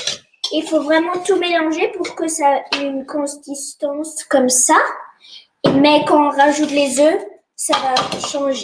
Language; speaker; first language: French; non-native, fluent; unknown